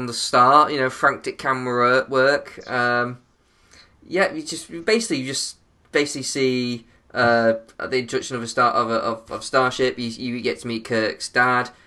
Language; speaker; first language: English; native; English